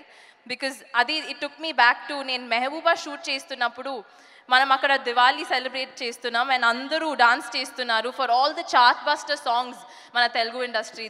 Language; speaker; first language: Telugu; non-native, learner; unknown